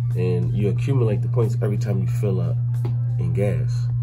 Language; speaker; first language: English; native; English